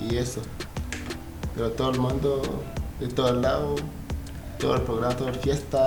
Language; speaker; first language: Spanish; non-native, learner; Haitian Creole